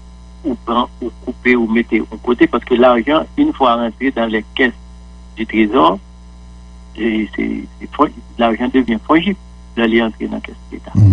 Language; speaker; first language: French; non-native, local second language; Haitian Creole